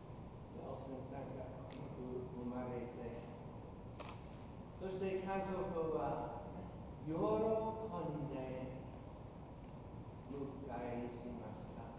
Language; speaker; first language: Japanese; non-native, fluent; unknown